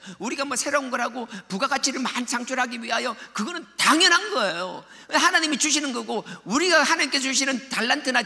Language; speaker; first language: Korean; native; Korean